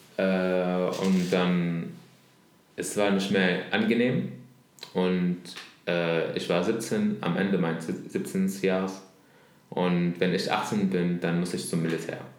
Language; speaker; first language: German; non-native, learner; Arabic